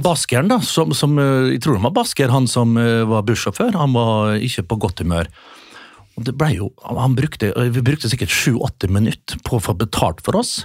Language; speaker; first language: Norwegian; native; Norwegian